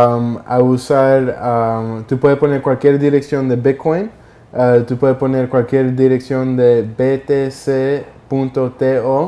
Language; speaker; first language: Spanish; early bilingual, heritage; Spanish